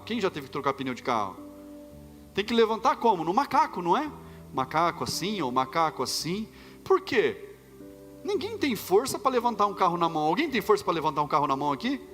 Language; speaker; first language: Portuguese; native; Portuguese